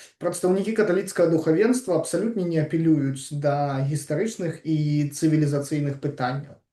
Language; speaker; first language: Belarusian; non-native, local second language; Russian